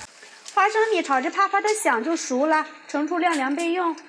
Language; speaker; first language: Chinese; native; Chinese